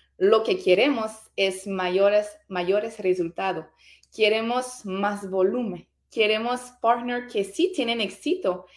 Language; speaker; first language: Spanish; non-native, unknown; French